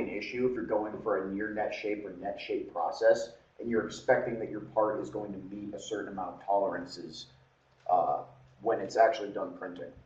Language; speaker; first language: English; native; English